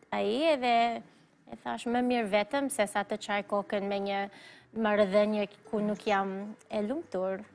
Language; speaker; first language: Albanian; non-native, fluent; Filipino